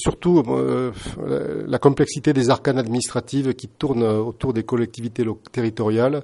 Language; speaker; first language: French; native; French